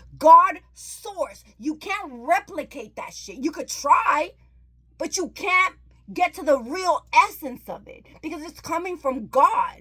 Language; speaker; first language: English; native; English